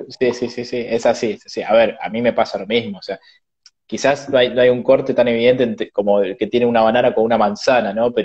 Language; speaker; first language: Spanish; native; Spanish